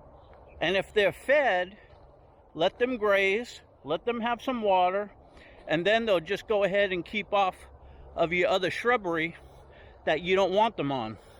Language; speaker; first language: English; native; English